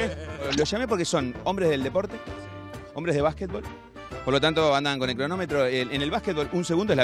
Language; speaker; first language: Spanish; native; Spanish